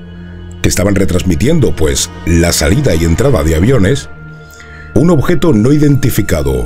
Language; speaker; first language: Spanish; native; Spanish